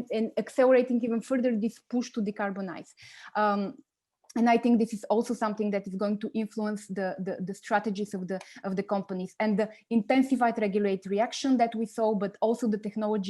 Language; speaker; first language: English; non-native, fluent; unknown